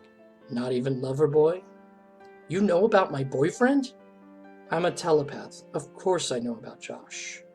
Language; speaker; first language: English; native; English